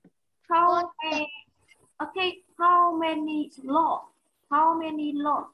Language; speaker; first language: English; non-native, learner; Vietnamese